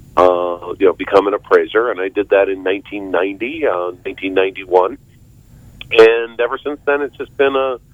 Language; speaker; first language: English; native; English